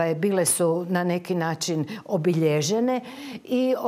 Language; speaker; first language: Croatian; native; Croatian